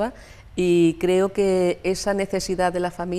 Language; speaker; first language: Spanish; native; Spanish